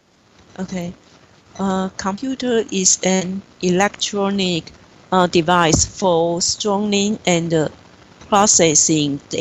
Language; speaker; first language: English; non-native, learner; Chinese